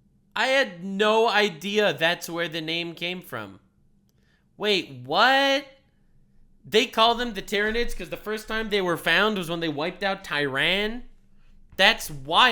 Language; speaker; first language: English; native; English